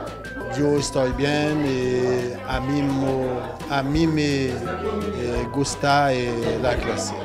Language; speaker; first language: Spanish; non-native, learner; Haitian Creole